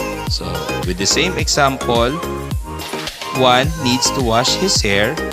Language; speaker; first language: English; non-native, local second language; Filipino